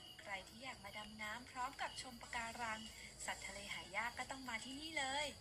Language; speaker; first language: Thai; native; Thai